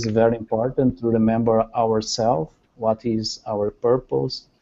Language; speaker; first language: English; non-native, learner; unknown